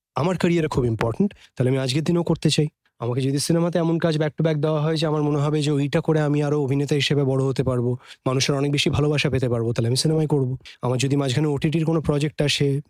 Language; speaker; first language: Bangla; native; Bangla